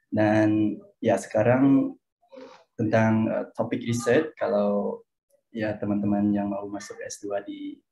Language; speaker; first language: Indonesian; non-native, fluent; Khmer